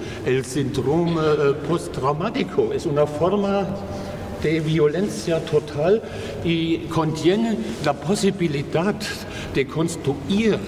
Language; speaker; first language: Spanish; non-native, fluent; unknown